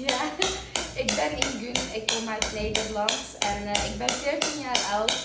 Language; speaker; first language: Dutch; early bilingual, other home language; Turkish